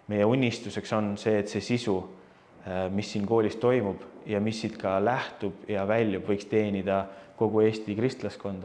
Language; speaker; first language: Estonian; native; Estonian